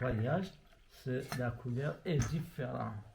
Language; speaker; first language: French; non-native, local second language; Arabic